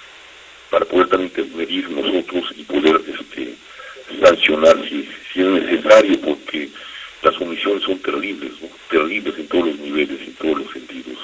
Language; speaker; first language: Spanish; native; Spanish